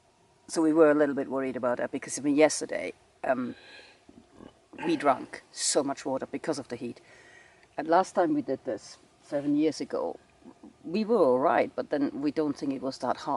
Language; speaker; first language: English; native; English